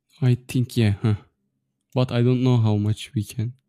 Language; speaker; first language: English; non-native, fluent; Turkish